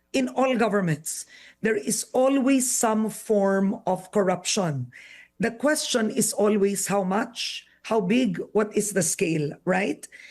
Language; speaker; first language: English; non-native, local second language; Filipino